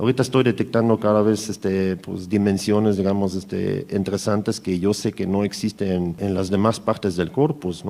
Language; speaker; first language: Spanish; native; Spanish